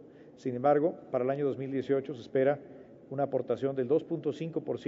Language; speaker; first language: Spanish; native; Spanish